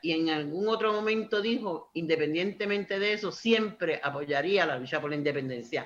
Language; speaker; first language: Spanish; native; Spanish